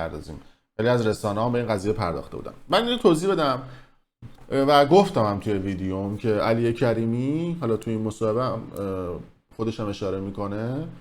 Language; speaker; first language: Persian; native; Persian